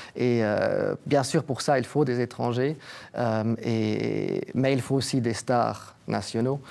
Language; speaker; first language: French; native; French